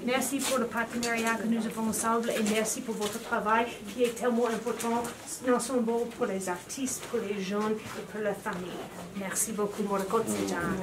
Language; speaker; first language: French; non-native, fluent; English